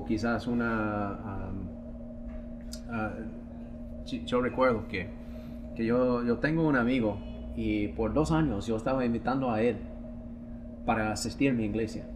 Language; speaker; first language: Spanish; non-native, fluent; English